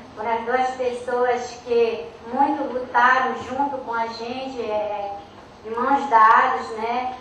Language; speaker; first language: Portuguese; non-native, local second language; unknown